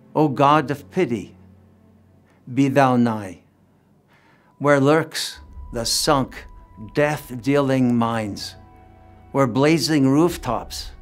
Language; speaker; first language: English; native; English